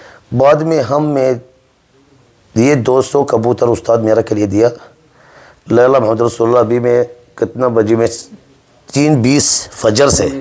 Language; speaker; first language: Hindi; non-native, learner; Arabic